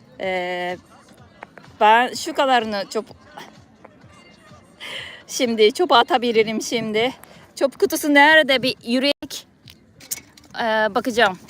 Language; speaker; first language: Turkish; non-native, fluent; Japanese